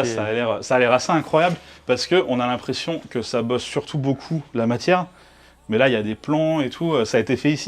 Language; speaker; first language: French; native; French